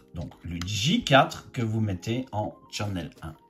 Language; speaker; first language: French; native; French